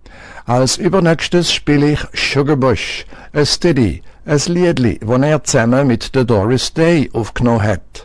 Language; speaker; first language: German; native; German